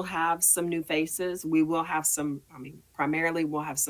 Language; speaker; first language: English; native; English